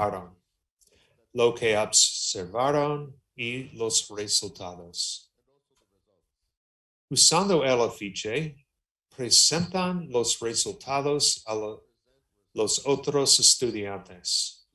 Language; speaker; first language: Spanish; non-native, learner; English